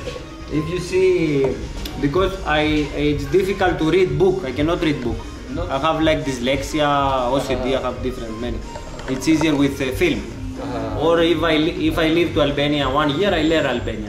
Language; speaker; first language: English; non-native, learner; Greek